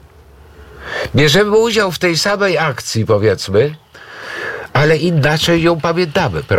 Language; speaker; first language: Polish; native; Polish